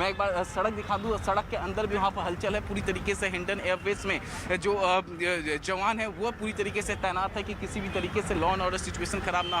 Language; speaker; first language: Hindi; native; Hindi